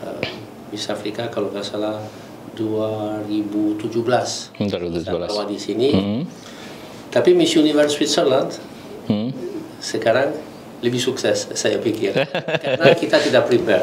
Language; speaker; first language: Indonesian; non-native, learner; Italian